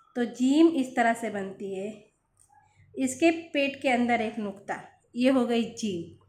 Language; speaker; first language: Hindi; native; Hindi